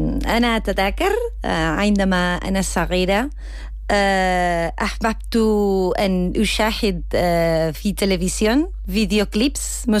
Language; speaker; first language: Arabic; non-native, learner; Spanish